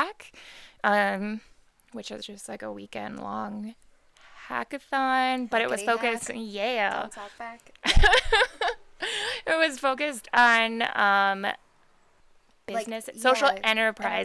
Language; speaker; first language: English; native; English